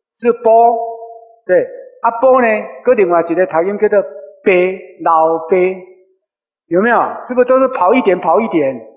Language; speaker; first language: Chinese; non-native, local second language; Min Nan Chinese